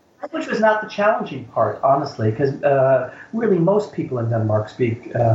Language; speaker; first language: English; native; English